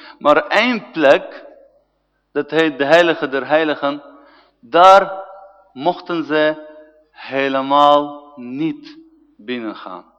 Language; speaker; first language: Dutch; non-native, fluent; Arabic